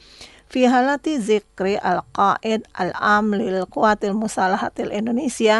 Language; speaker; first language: Arabic; non-native, fluent; Indonesian